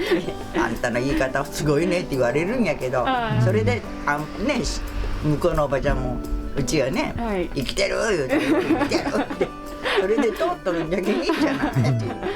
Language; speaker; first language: Japanese; native; Japanese